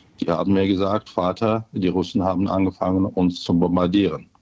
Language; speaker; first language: German; non-native, fluent; Ukrainian